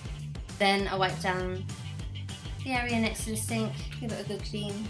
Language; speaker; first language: English; native; English